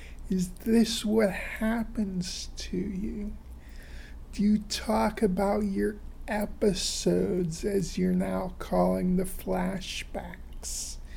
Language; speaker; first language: English; native; English